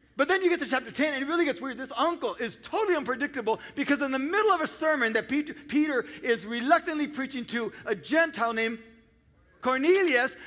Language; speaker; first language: English; native; English